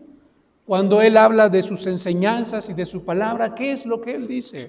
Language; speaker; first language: Spanish; native; Spanish